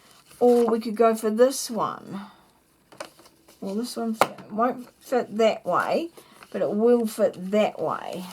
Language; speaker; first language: English; native; English